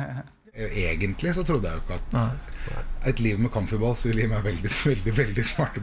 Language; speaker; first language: Norwegian; native; Norwegian